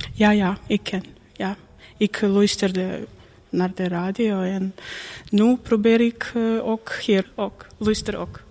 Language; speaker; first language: Dutch; non-native, learner; Croatian